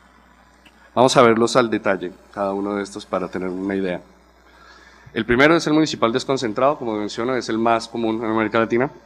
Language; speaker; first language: Spanish; native; Spanish